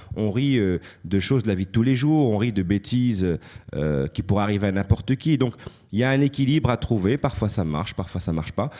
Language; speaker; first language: French; native; French